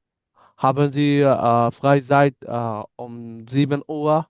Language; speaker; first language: German; non-native, learner; Bangla